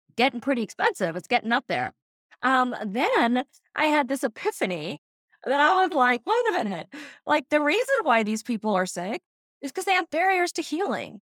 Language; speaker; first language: English; native; English